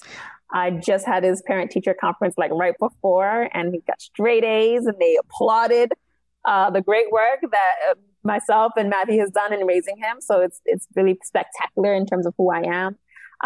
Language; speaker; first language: English; native; English